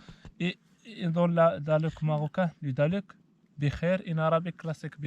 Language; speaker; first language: French; non-native, learner; Arabic